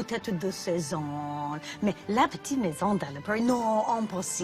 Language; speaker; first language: French; non-native, learner; English